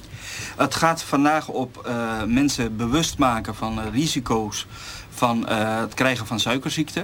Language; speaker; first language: Dutch; native; Dutch